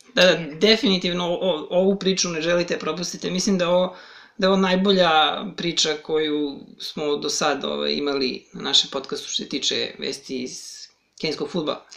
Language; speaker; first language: Serbian; native; Serbian